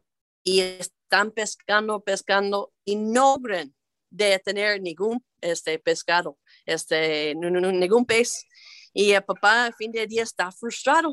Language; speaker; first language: Spanish; non-native, fluent; English